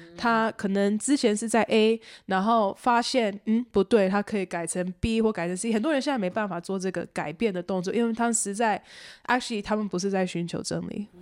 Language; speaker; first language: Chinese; early bilingual, heritage; Chinese